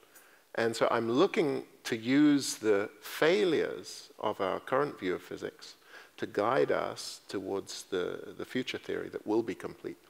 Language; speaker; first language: English; native; English